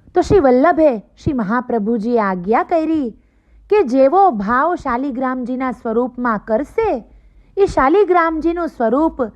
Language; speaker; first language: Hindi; non-native, local second language; Gujarati